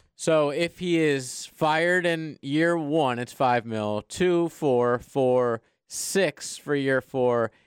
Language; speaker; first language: English; native; English